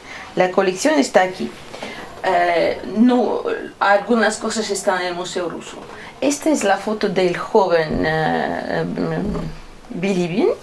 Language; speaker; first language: Spanish; non-native, fluent; Russian